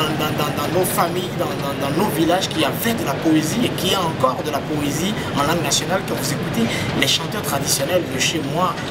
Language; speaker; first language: French; non-native, local second language; Fon